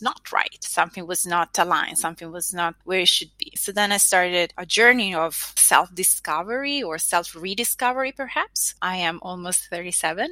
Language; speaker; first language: English; non-native, fluent; Italian